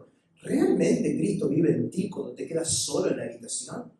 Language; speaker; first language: Spanish; native; Spanish